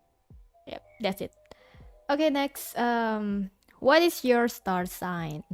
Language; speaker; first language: English; non-native, fluent; Indonesian